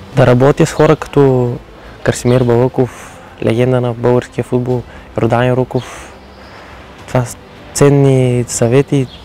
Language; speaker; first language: Bulgarian; native; Bulgarian